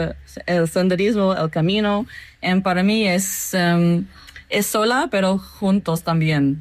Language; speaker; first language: Spanish; non-native, learner; English